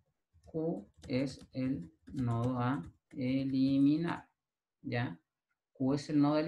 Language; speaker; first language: Spanish; native; Spanish